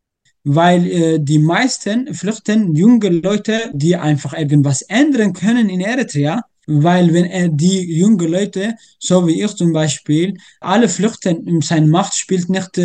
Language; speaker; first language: German; non-native, learner; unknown